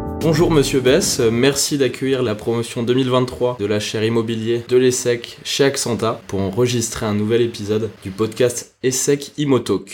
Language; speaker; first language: French; native; French